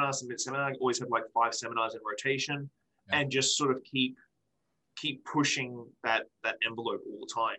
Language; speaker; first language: English; native; English